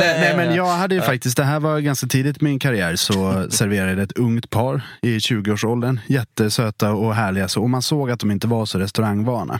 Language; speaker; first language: Swedish; native; Swedish